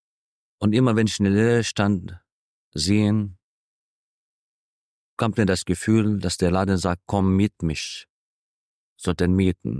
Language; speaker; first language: German; non-native, fluent; Arabic